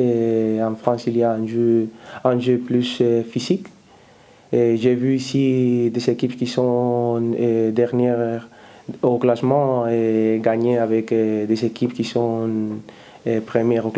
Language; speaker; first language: French; non-native, learner; Spanish